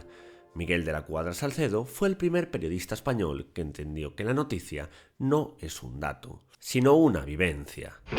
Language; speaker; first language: Spanish; native; Spanish